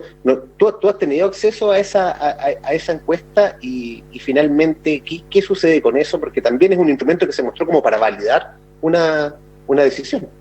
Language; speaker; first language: Spanish; native; Spanish